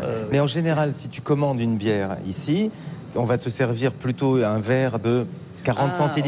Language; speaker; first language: French; native; French